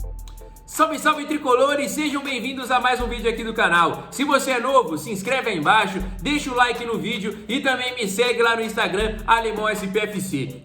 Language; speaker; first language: Portuguese; native; Portuguese